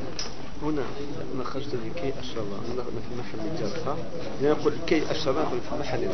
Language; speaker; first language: Arabic; non-native, learner; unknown